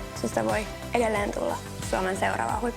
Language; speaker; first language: Finnish; native; Finnish